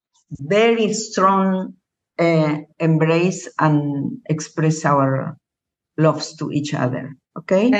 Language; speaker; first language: English; non-native, learner; Spanish